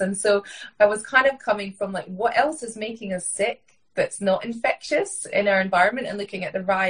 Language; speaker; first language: English; native; English